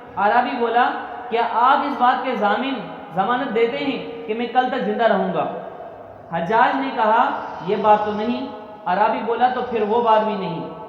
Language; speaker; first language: Urdu; non-native, local second language; Sindhi